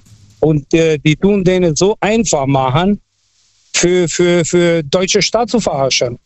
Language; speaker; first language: German; non-native, fluent; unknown